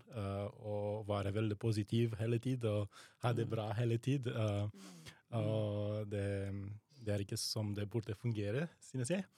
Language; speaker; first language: Norwegian; non-native, fluent; Romanian